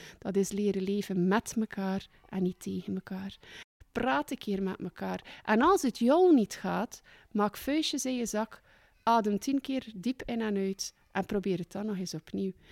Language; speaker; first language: Dutch; native; Dutch